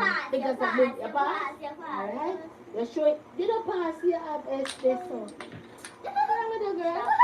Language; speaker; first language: English; non-native, local second language; Jamaican Creole English